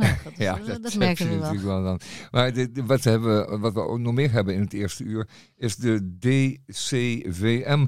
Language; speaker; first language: Dutch; native; Dutch